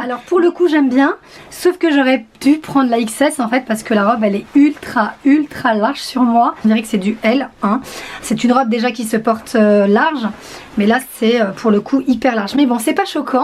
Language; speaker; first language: French; native; French